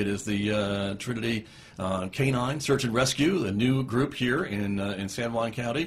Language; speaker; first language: English; native; English